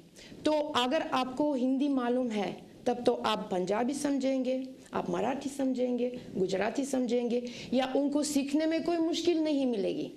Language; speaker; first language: Hindi; non-native, fluent; Bulgarian